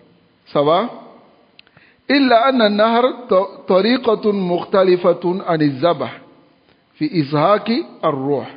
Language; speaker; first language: Arabic; non-native, fluent; French